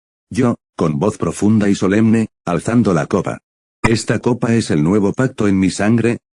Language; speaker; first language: Spanish; native; Spanish